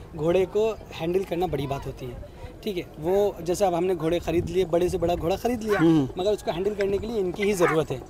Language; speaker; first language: Hindi; native; Hindi